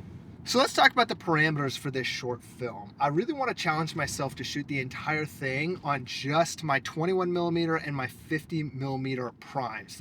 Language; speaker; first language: English; native; English